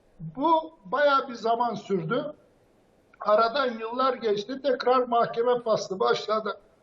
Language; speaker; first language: Turkish; native; Turkish